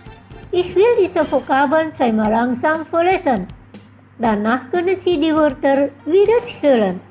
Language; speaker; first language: German; non-native, fluent; Indonesian